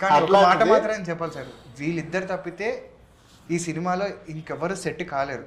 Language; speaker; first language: Telugu; native; Telugu